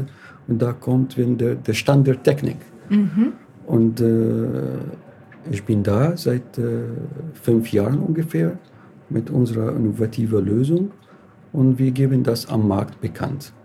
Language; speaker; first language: German; non-native, learner; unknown